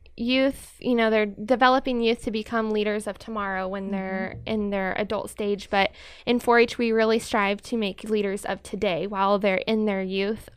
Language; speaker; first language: English; native; English